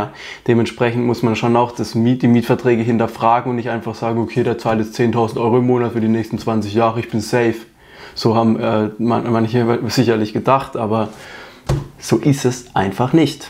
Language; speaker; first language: German; native; German